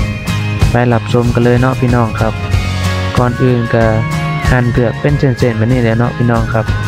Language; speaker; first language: Thai; non-native, local second language; Lao